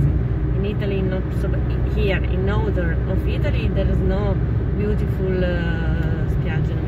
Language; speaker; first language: English; non-native, learner; Italian